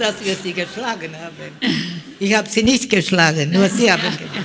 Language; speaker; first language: German; non-native, learner; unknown